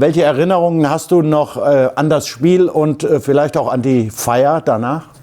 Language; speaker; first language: German; native; German